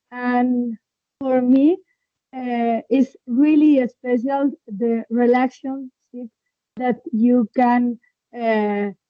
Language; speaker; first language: English; non-native, learner; Spanish